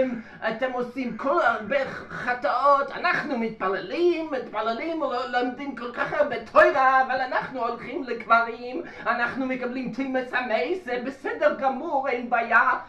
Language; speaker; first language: Hebrew; non-native, learner; Russian